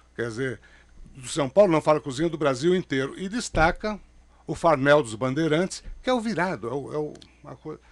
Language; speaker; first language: Portuguese; native; Portuguese